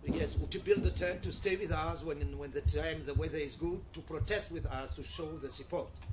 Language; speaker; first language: English; non-native, learner; Arabic